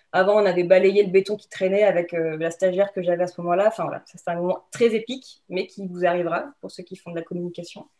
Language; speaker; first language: French; native; French